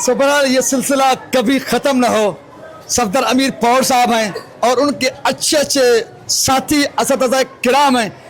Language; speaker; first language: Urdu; non-native, local second language; Sindhi